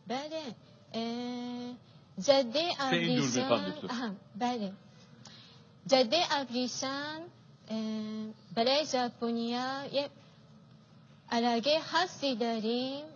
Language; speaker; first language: Persian; non-native, fluent; Japanese